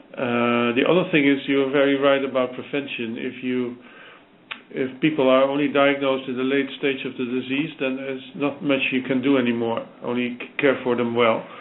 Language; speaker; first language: English; non-native, fluent; Dutch